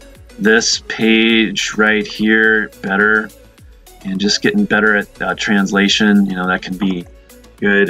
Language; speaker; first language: English; native; English